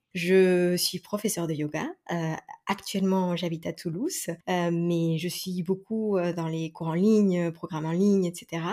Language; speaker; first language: French; non-native, fluent; Spanish